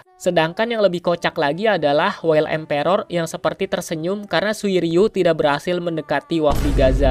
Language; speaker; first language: Indonesian; native; Indonesian